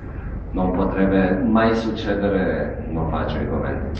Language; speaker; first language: Italian; non-native, fluent; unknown